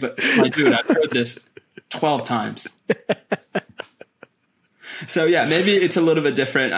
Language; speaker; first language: English; native; English